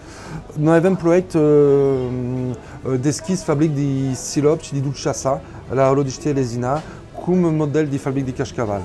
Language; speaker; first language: Romanian; non-native, learner; French